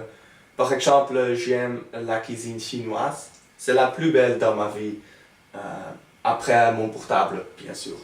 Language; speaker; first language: French; non-native, learner; Dutch